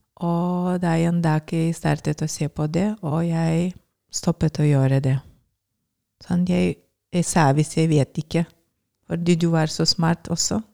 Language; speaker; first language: Norwegian; non-native, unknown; Lithuanian